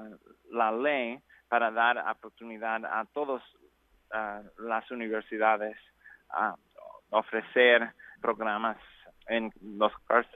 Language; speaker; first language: Spanish; non-native, learner; English